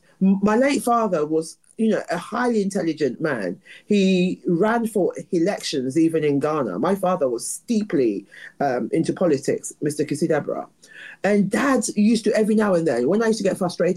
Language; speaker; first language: English; native; English